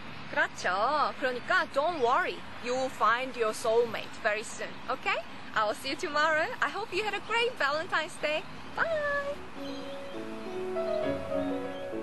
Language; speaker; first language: English; non-native, fluent; Korean